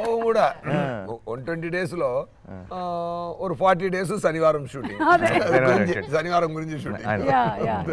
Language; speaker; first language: Telugu; non-native, learner; Tamil